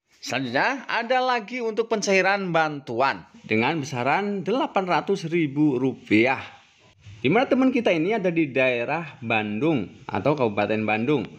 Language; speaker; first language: Indonesian; native; Indonesian